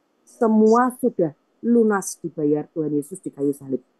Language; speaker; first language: Indonesian; native; Indonesian